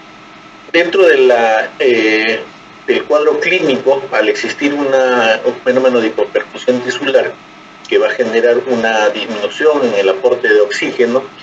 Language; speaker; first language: Spanish; native; Spanish